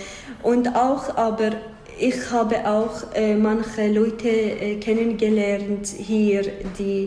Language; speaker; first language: German; non-native, fluent; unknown